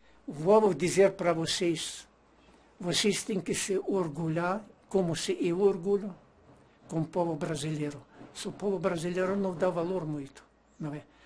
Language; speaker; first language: Portuguese; non-native, learner; Ukrainian